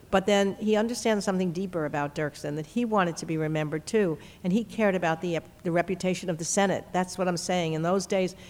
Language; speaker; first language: English; native; English